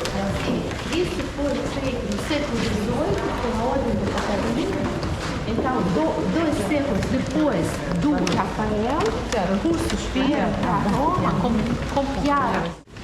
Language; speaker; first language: Portuguese; non-native, fluent; Russian